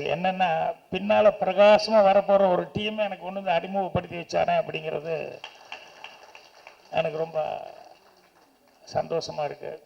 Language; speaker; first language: Tamil; native; Tamil